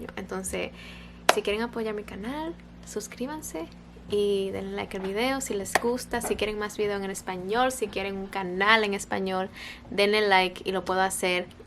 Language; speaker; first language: Spanish; early bilingual, heritage; Spanish